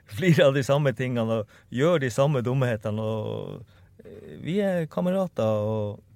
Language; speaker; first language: Norwegian; native; Norwegian